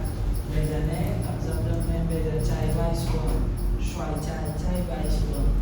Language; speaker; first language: Vietnamese; non-native, learner; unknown